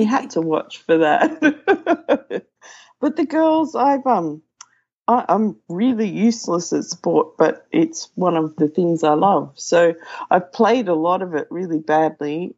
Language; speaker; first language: English; native; English